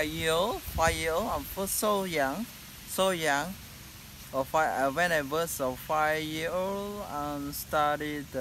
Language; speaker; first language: English; non-native, learner; Khmer